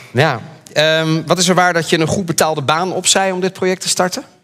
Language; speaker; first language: Dutch; native; Dutch